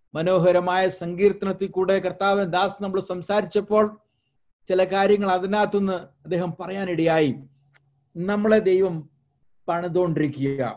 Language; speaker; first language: Malayalam; early bilingual, heritage; Malayalam